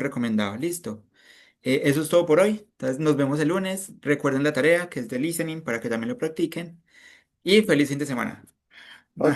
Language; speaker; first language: Spanish; native; Spanish